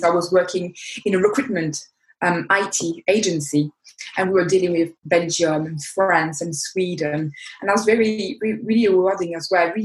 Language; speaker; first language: English; non-native, fluent; French